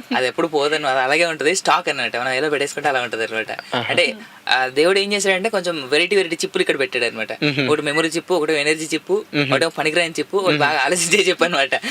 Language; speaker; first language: Telugu; native; Telugu